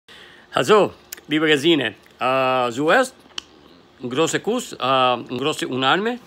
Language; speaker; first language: German; non-native, learner; English